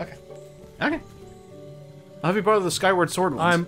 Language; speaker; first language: English; native; English